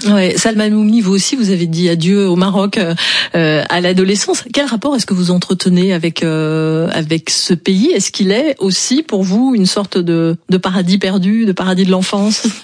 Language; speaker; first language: French; native; French